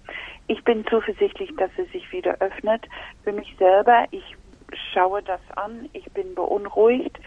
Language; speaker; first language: German; non-native, fluent; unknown